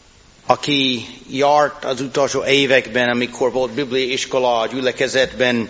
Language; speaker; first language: Hungarian; non-native, fluent; English